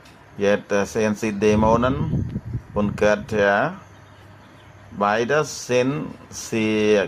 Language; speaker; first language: German; non-native, learner; Khmer